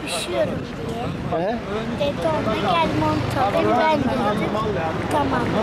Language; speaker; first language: Turkish; early bilingual, other home language; Arabic